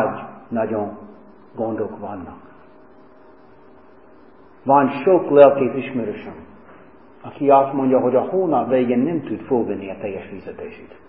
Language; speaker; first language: Hungarian; non-native, fluent; English